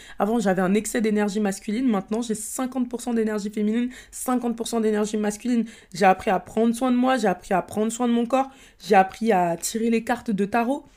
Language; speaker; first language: French; early bilingual, other home language; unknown